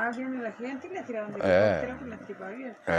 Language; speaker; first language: Portuguese; non-native, fluent; Spanish